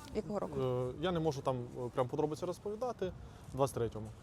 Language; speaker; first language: Ukrainian; native; Ukrainian